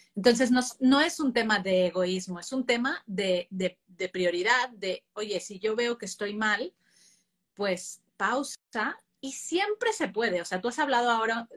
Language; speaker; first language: Spanish; native; Spanish